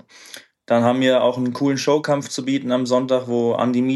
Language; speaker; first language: German; native; German